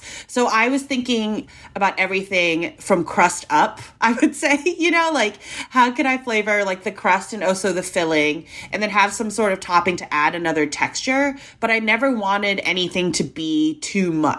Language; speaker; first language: English; non-native, local second language; Cantonese